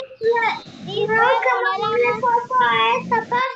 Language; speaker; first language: Spanish; native; Spanish